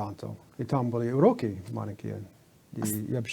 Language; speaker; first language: Russian; non-native, fluent; English